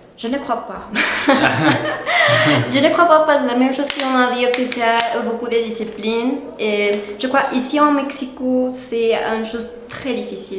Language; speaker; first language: French; non-native, learner; Spanish